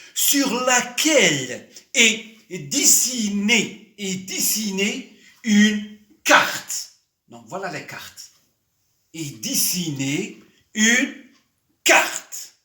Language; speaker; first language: French; non-native, local second language; Arabic